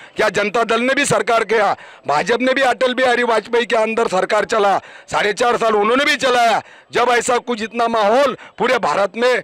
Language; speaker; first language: Hindi; non-native, local second language; Marathi